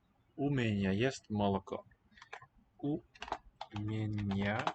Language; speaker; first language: Russian; non-native, learner; English